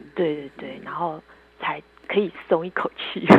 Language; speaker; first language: Chinese; native; Chinese